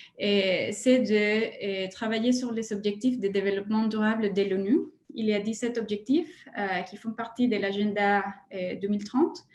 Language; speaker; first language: French; non-native, fluent; Spanish